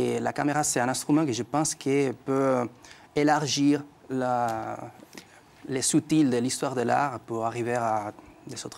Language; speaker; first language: French; non-native, fluent; Spanish